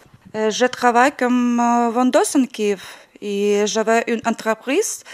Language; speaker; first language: French; non-native, learner; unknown